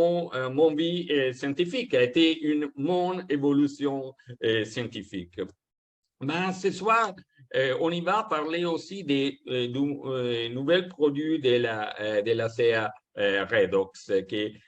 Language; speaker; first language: French; non-native, fluent; Italian